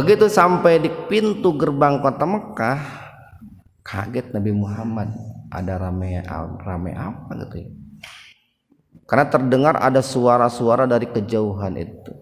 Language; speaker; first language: Indonesian; native; Indonesian